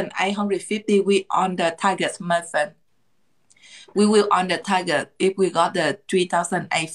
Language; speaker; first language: English; non-native, learner; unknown